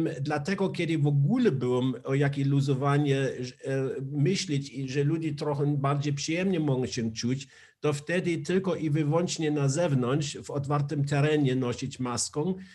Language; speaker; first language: Polish; non-native, learner; German